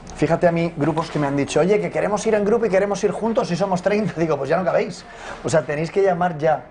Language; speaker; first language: Spanish; native; Spanish